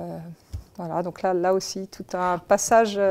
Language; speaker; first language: French; native; French